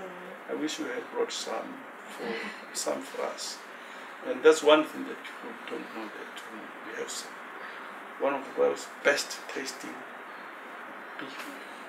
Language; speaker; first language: English; non-native, local second language; Tswana